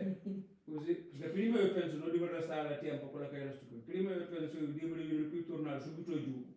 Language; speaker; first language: Italian; non-native, learner; Punjabi